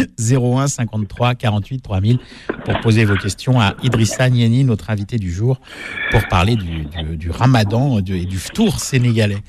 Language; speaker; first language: French; native; French